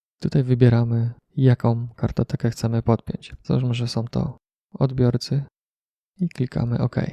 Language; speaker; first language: Polish; native; Polish